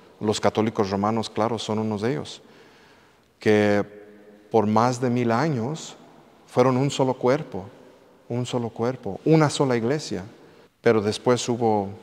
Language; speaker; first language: Spanish; early bilingual, heritage; English